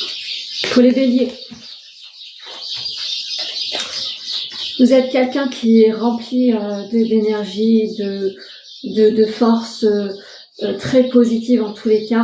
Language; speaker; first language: French; native; French